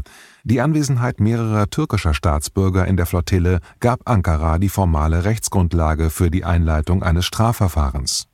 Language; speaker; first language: German; native; German